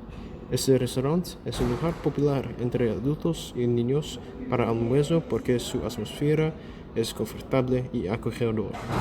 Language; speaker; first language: Spanish; non-native, learner; English